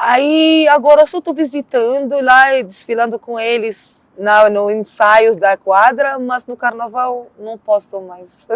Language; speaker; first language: Portuguese; non-native, learner; Arabic